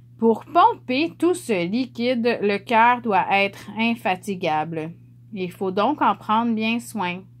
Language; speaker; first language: French; native; French